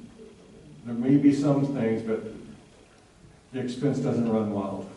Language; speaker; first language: English; native; English